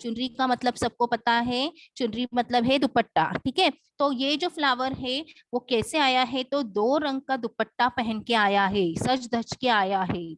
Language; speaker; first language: Hindi; non-native, local second language; Marathi